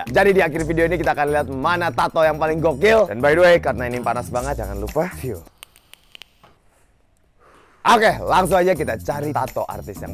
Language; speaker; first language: Indonesian; native; Indonesian